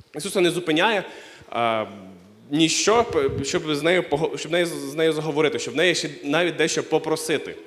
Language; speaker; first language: Ukrainian; non-native, local second language; Russian